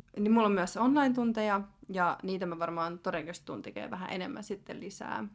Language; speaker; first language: Finnish; early bilingual, other home language; Russian